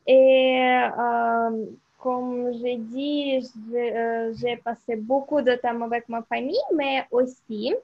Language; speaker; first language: French; non-native, learner; Russian